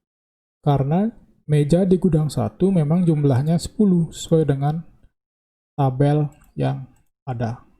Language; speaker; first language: Indonesian; native; Indonesian